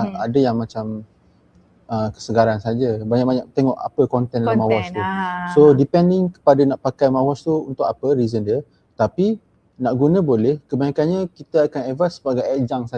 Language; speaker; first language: Malay; native; Malay